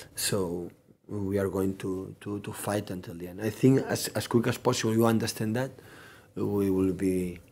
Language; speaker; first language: English; non-native, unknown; Catalan